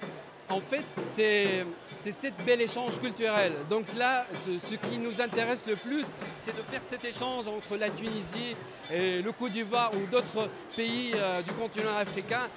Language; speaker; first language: French; non-native, local second language; Arabic